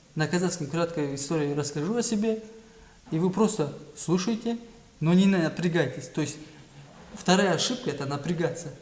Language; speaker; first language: Russian; non-native, local second language; Kazakh